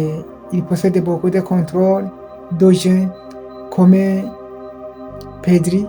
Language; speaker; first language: French; non-native, local second language; Kinyarwanda